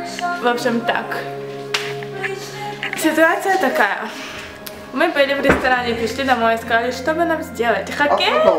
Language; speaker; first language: Russian; early bilingual, heritage; Russian